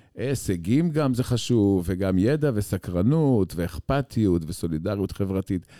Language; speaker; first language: Hebrew; native; Hebrew